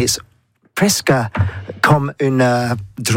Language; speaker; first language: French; non-native, learner; English